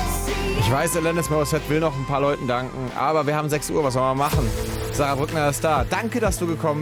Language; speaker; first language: German; native; German